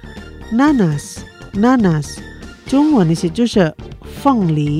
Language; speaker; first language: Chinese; early bilingual, heritage; Chinese